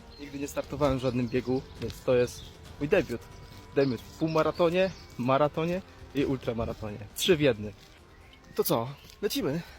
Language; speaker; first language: Polish; native; Polish